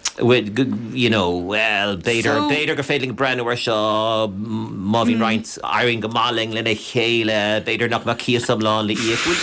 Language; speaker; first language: Irish; native; Irish